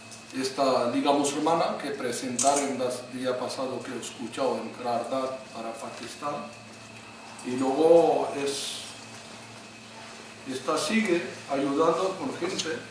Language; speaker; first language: Spanish; non-native, learner; Urdu